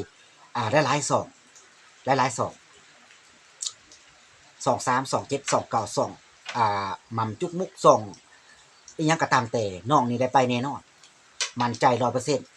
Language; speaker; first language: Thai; non-native, local second language; Lao